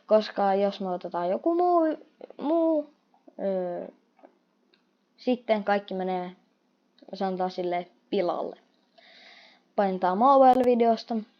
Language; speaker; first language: Finnish; non-native, fluent; Russian